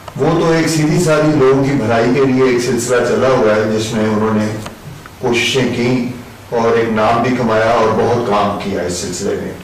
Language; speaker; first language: Urdu; non-native, local second language; Punjabi